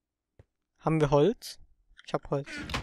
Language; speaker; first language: German; native; German